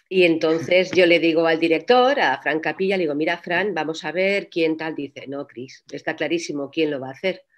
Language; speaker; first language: Spanish; native; Spanish